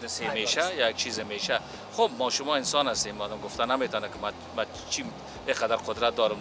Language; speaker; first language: Persian; native; Persian